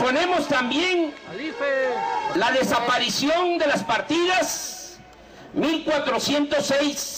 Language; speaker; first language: Spanish; native; Spanish